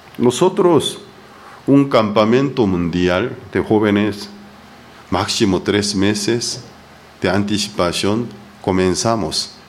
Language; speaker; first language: Spanish; non-native, fluent; Korean